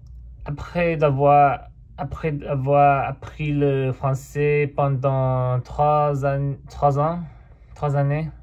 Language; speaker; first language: French; non-native, fluent; English